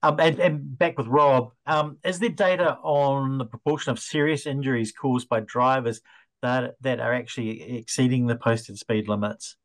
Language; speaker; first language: English; native; English